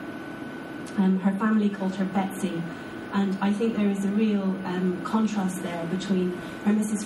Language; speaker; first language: English; native; English